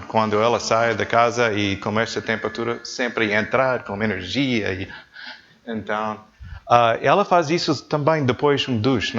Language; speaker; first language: Portuguese; non-native, learner; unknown